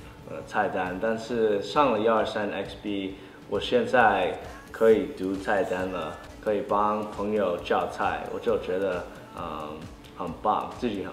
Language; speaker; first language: Chinese; early bilingual, heritage; Chinese